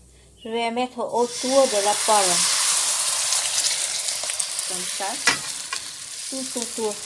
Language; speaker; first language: French; non-native, fluent; Vietnamese